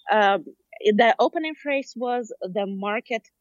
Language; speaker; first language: English; non-native, fluent; Russian